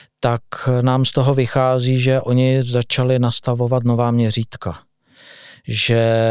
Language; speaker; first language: Czech; native; Czech